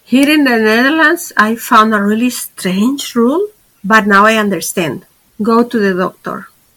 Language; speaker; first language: English; non-native, fluent; Spanish